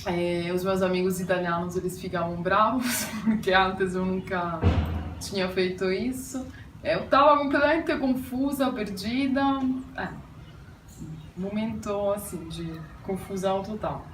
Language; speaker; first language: Portuguese; non-native, fluent; Italian